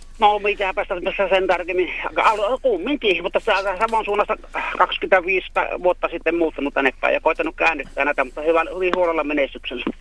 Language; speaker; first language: Finnish; native; Finnish